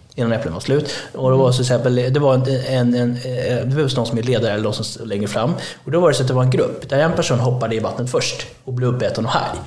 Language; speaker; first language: Swedish; early bilingual, other home language; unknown